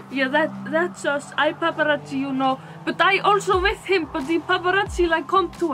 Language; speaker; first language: English; non-native, learner; Icelandic